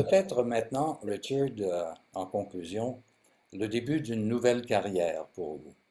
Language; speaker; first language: French; native; French